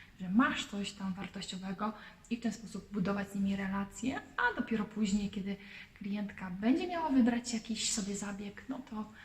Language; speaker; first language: Polish; native; Polish